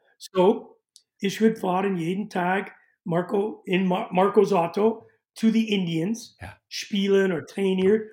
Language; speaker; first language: German; non-native, learner; English